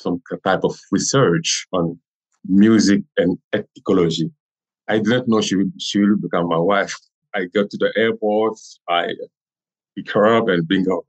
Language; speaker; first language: English; non-native, learner; French